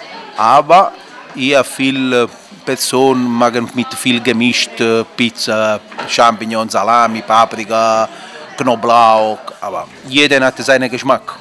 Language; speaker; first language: German; non-native, learner; Italian